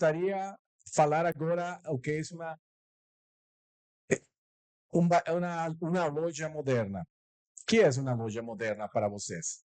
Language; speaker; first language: Portuguese; non-native, learner; Spanish